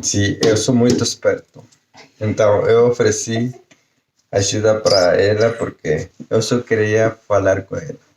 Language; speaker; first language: Portuguese; non-native, learner; Spanish